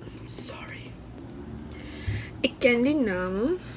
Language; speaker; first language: Dutch; non-native, local second language; Papiamento